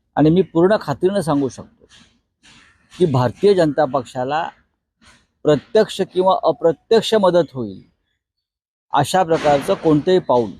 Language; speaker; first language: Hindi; non-native, local second language; Marathi